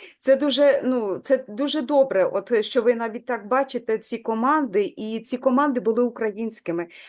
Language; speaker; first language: Ukrainian; native; Ukrainian